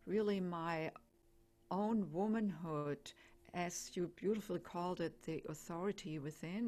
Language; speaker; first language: English; non-native, fluent; German